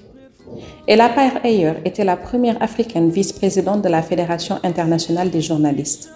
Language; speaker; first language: French; non-native, local second language; Wolof